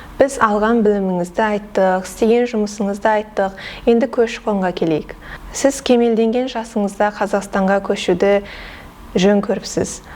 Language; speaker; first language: Kazakh; native; Kazakh